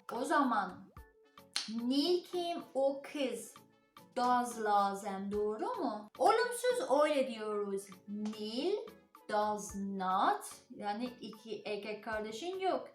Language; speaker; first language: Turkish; non-native, learner; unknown